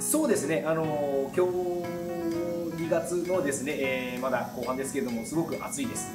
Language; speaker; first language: Japanese; native; Japanese